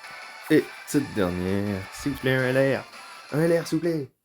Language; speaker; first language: French; native; French